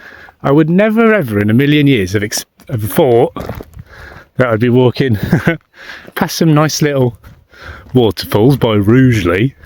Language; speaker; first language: English; native; English